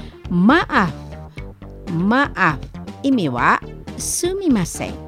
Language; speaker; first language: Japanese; non-native, fluent; Indonesian